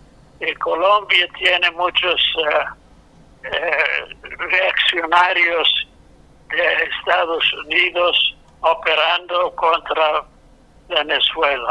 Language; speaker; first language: Spanish; non-native, fluent; English